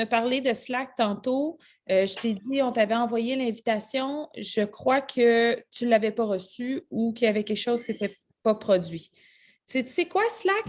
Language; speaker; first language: French; native; French